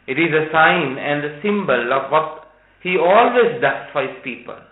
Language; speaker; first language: English; non-native, local second language; Sinhala